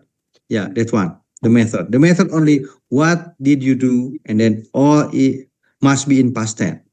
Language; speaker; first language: English; non-native, fluent; Indonesian